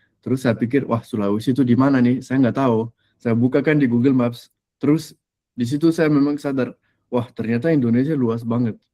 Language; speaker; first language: Indonesian; non-native, fluent; French